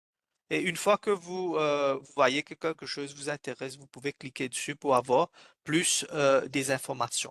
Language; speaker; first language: French; non-native, fluent; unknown